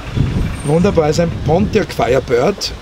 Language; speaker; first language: German; native; German